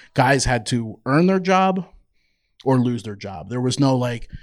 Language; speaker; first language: English; native; English